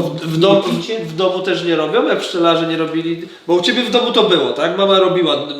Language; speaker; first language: Polish; native; Polish